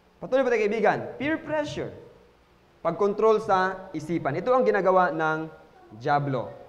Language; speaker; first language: Filipino; non-native, local second language; Cebuano